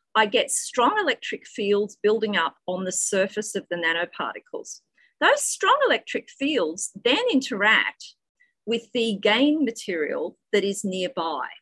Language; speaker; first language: English; native; English